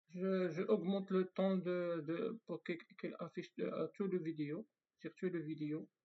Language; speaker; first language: French; non-native, fluent; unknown